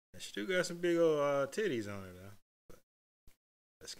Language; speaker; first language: English; native; English